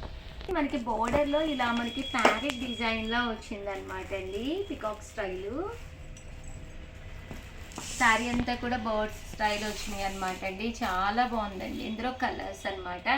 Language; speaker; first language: Telugu; native; Telugu